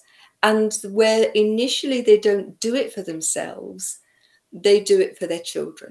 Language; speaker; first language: English; native; English